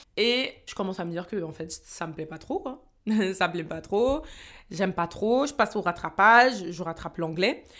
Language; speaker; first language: French; native; French